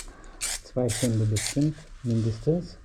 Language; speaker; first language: German; non-native, learner; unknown